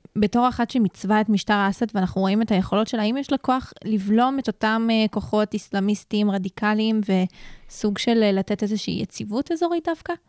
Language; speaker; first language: Hebrew; non-native, fluent; Russian